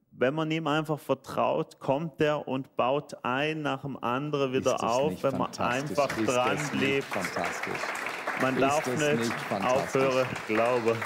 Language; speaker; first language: German; native; German